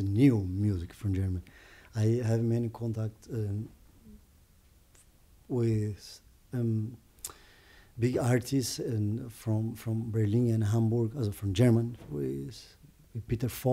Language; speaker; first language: English; non-native, learner; Portuguese